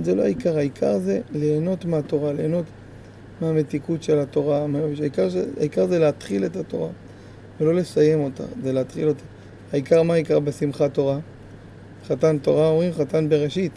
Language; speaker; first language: Hebrew; native; Hebrew